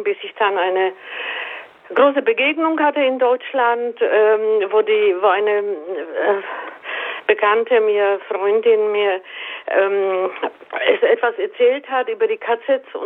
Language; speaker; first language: German; native; German